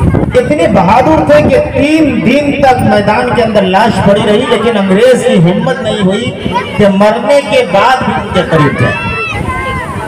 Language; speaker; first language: Urdu; native; Urdu